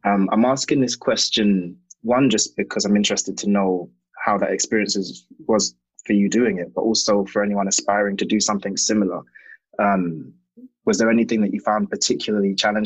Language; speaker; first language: English; native; English